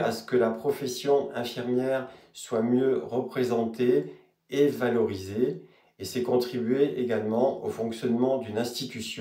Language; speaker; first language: French; native; French